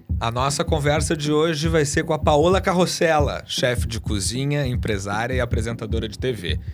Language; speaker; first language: Portuguese; native; Portuguese